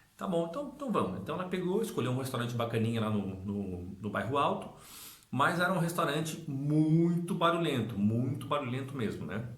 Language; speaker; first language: Portuguese; native; Portuguese